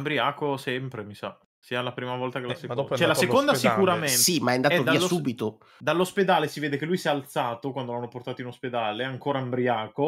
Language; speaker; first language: Italian; native; Italian